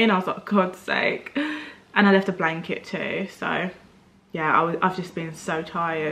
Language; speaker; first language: English; native; English